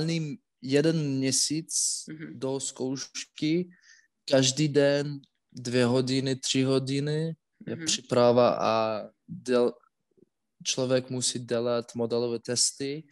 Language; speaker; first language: Czech; non-native, learner; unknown